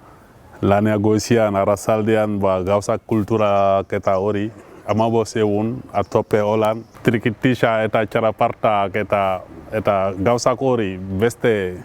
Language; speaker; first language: Basque; non-native, learner; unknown